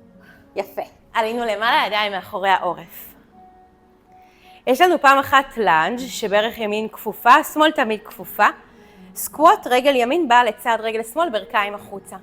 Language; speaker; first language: Hebrew; native; Hebrew